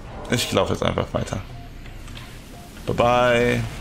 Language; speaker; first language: German; native; German